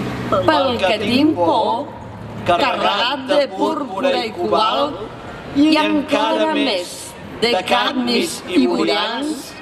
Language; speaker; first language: Catalan; non-native, fluent; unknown